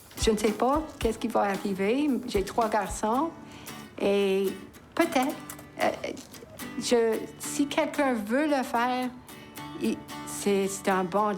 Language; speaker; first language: French; non-native, local second language; English